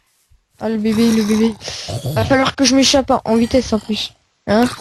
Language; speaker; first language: French; native; French